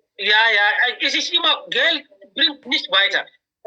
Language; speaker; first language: German; non-native, learner; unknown